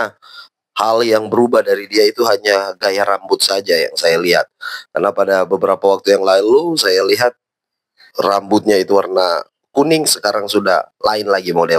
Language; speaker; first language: Indonesian; native; Indonesian